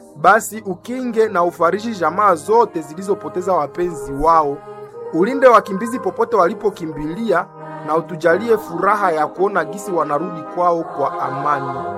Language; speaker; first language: Swahili; non-native, local second language; Nande